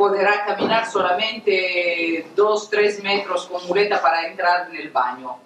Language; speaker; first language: Spanish; non-native, learner; Italian